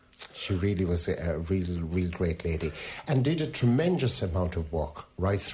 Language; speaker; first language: English; native; English